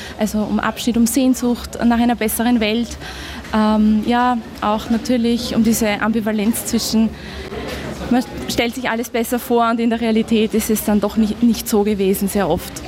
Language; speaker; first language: German; native; German